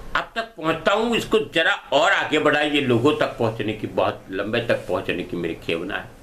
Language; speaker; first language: Hindi; non-native, local second language; Gujarati